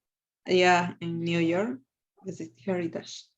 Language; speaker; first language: English; non-native, learner; Spanish